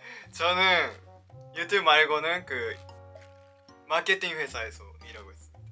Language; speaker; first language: Korean; non-native, fluent; Japanese